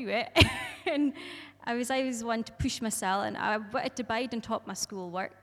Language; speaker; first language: English; native; English